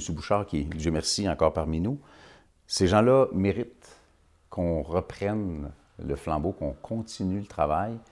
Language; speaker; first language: French; native; French